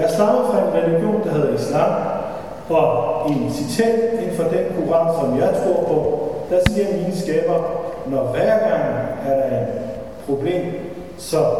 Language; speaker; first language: Danish; non-native, fluent; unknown